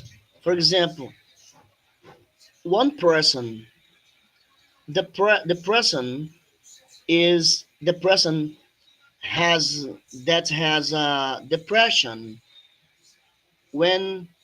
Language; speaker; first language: English; non-native, fluent; Portuguese